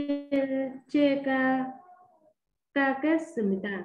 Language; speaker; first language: Korean; non-native, learner; Vietnamese